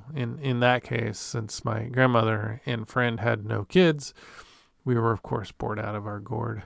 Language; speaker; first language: English; native; English